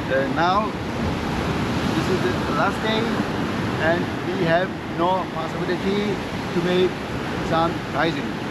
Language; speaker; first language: English; non-native, learner; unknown